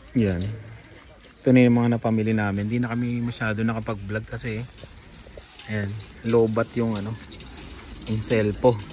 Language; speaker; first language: Filipino; native; Filipino